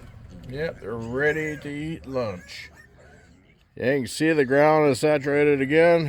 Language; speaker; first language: English; native; English